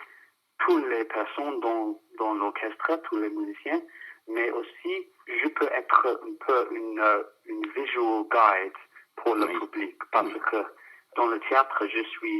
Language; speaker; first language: French; non-native, fluent; English